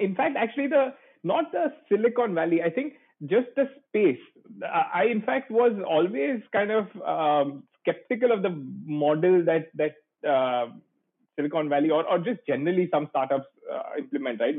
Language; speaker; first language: English; non-native, local second language; Gujarati